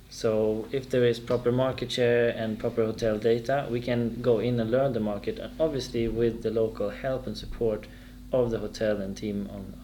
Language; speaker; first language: English; non-native, fluent; Swedish